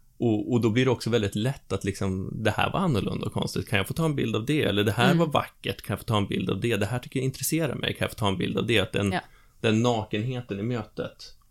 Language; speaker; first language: Swedish; native; Swedish